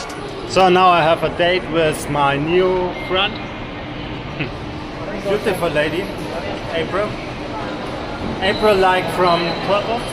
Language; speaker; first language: English; non-native, learner; German